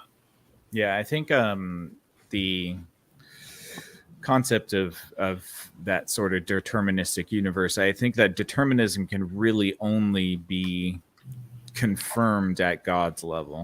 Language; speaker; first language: English; native; English